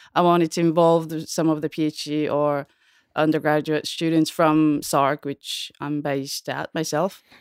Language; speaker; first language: English; non-native, fluent; Korean